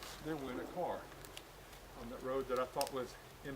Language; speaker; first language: English; native; English